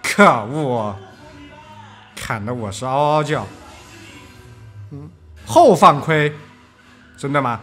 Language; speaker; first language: Chinese; native; Chinese